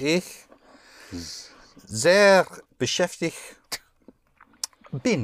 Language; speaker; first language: German; non-native, fluent; English